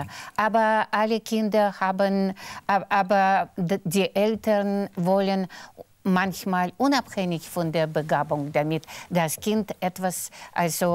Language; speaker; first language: German; non-native, fluent; Russian